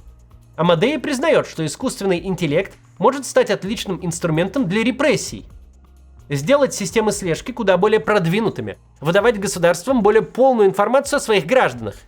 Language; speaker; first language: Russian; native; Russian